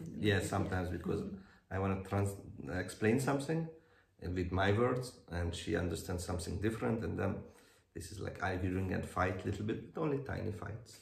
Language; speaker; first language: English; non-native, learner; Hungarian